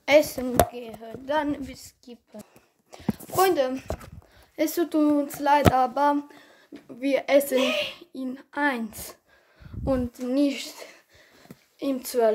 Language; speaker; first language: German; non-native, learner; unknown